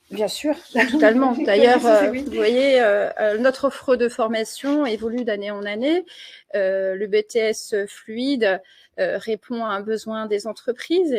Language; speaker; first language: French; native; French